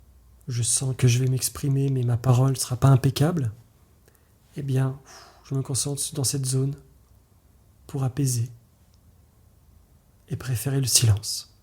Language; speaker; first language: French; native; French